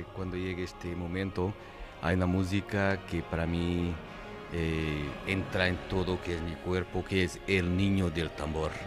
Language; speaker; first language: Spanish; non-native, fluent; Portuguese